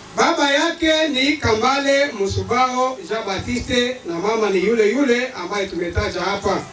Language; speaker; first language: Swahili; non-native, local second language; Nande